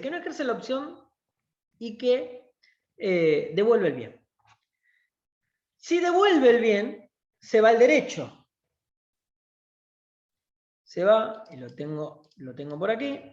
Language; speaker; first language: Spanish; native; Spanish